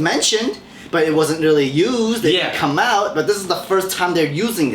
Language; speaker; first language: English; native; English